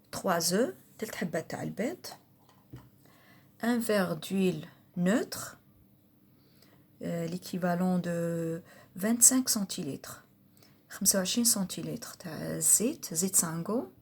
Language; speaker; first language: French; non-native, local second language; Arabic